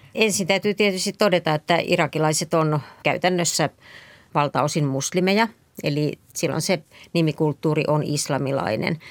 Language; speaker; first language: Finnish; native; Finnish